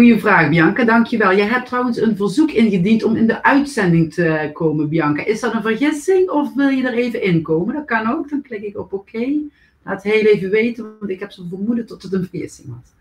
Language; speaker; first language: Dutch; native; Dutch